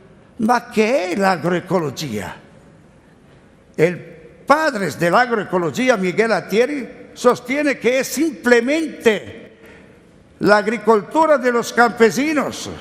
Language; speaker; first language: Spanish; non-native, learner; Italian